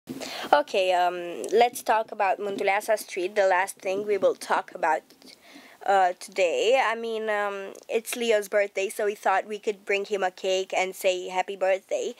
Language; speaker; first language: English; non-native, fluent; Romanian